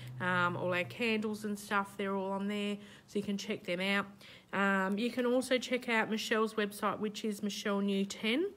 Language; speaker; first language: English; native; English